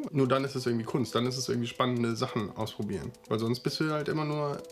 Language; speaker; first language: German; native; German